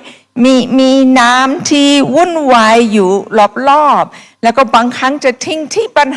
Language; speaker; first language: Thai; non-native, fluent; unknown